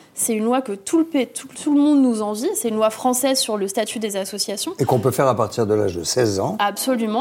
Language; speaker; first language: French; native; French